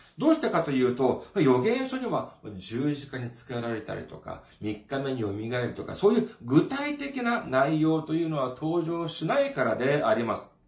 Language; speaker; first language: Japanese; non-native, fluent; Korean